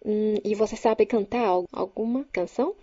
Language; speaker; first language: Portuguese; non-native, fluent; Chinese